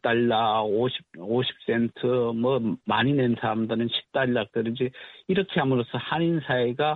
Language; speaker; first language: Korean; native; Korean